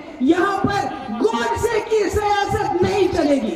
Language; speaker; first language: Urdu; non-native, local second language; Kashmiri